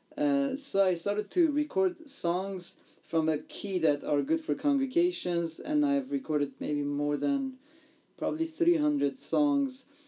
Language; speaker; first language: English; non-native, fluent; Armenian